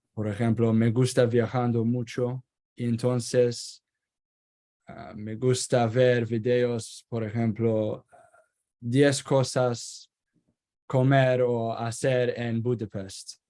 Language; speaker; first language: Spanish; non-native, learner; Kurdish